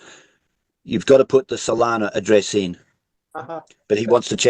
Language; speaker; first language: English; native; English